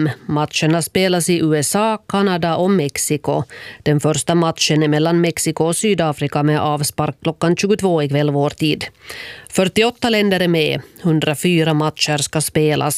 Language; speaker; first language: Swedish; native; Swedish